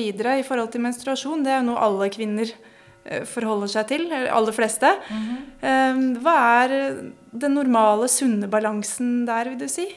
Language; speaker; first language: Norwegian; native; Norwegian